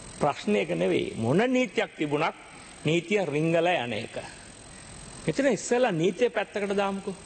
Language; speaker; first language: Sinhala; non-native, local second language; Tamil